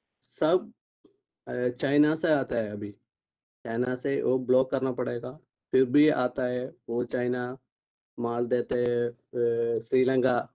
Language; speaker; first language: Hindi; non-native, local second language; Malayalam